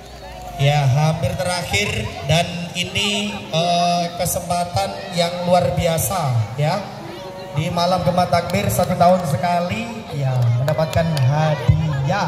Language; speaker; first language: Indonesian; non-native, local second language; Javanese